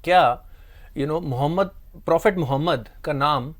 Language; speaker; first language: Hindi; non-native, local second language; Punjabi